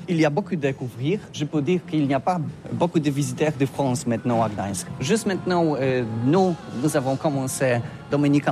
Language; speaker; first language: French; non-native, learner; Polish